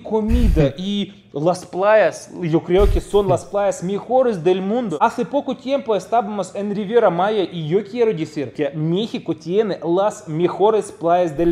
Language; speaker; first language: Spanish; non-native, fluent; Russian